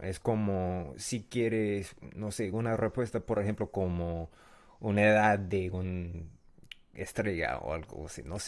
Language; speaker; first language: Spanish; non-native, learner; English